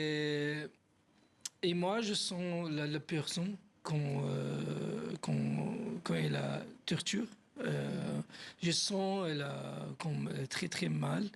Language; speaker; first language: French; non-native, learner; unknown